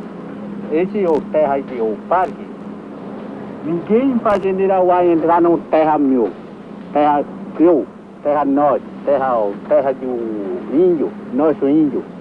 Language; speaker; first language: Portuguese; non-native, local second language; Kayapó